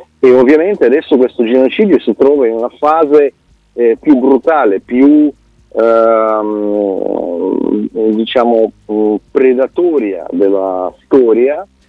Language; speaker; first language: Italian; non-native, fluent; Russian